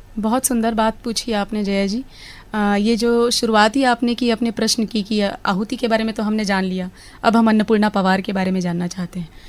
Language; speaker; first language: Hindi; native; Hindi